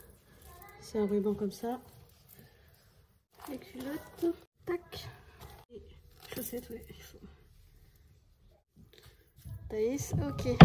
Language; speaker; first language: French; native; French